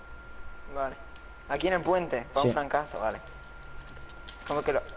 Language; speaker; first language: Spanish; native; Spanish